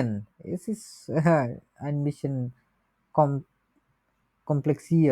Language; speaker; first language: German; non-native, learner; Bangla